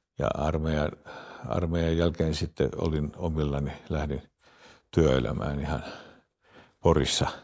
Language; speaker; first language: Finnish; early bilingual, heritage; Finnish